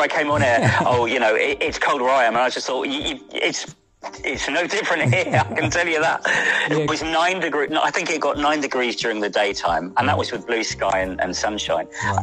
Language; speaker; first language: English; native; English